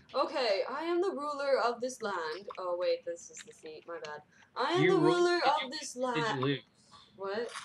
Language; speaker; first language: English; native; English